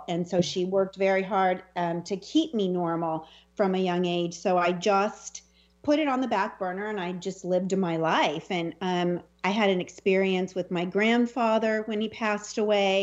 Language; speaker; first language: English; native; English